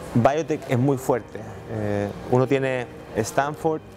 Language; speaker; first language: Spanish; native; Spanish